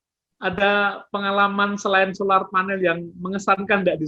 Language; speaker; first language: Indonesian; native; Indonesian